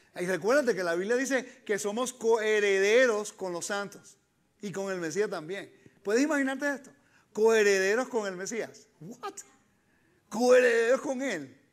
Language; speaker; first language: Spanish; early bilingual, heritage; Spanish